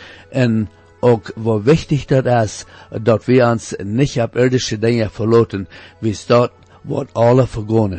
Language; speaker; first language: German; non-native, learner; Plautdietsch